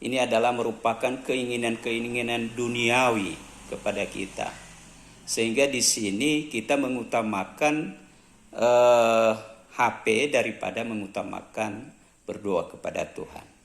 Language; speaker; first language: Indonesian; native; Indonesian